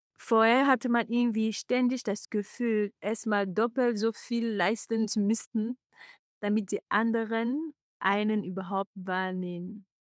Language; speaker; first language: German; non-native, fluent; French